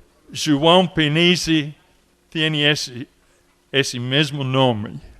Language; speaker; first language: Portuguese; non-native, fluent; English